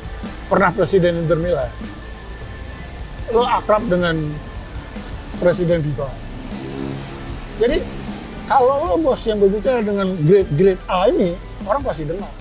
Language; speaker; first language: Indonesian; native; Indonesian